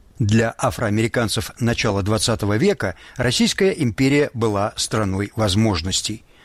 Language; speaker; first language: Russian; native; Russian